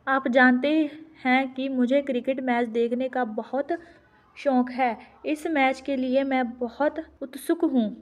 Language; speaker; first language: Hindi; non-native, local second language; Punjabi